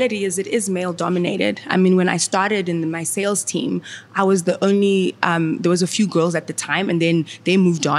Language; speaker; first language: English; non-native, local second language; Shona